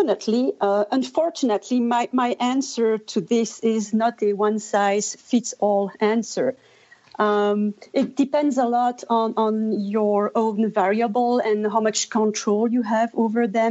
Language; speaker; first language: English; non-native, fluent; French